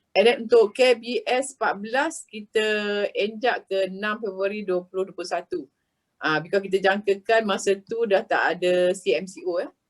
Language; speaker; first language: Malay; native; Malay